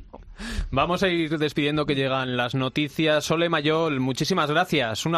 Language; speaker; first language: Spanish; native; Spanish